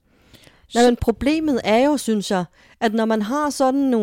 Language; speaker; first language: Danish; native; Danish